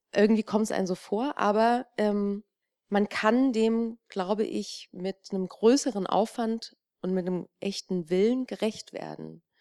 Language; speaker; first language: German; native; German